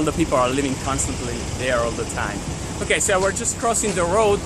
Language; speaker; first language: English; non-native, fluent; Italian